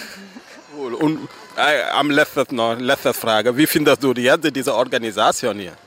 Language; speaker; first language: German; non-native, learner; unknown